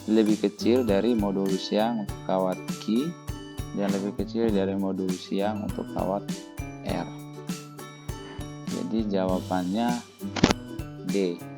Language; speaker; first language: Indonesian; native; Indonesian